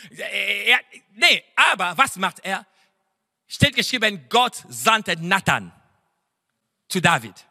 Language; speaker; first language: German; non-native, fluent; French